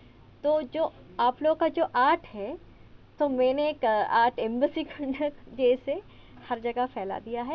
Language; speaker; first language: Hindi; non-native, fluent; Sinhala